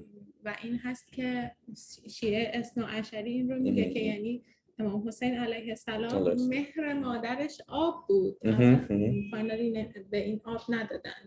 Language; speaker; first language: Persian; early bilingual, heritage; Persian